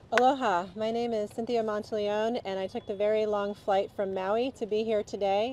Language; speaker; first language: English; native; English